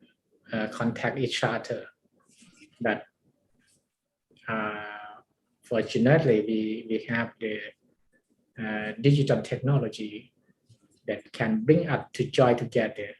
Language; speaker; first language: English; non-native, learner; Thai